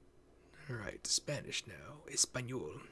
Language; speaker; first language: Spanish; non-native, learner; English